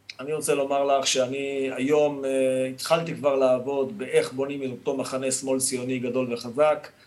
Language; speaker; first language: Hebrew; native; Hebrew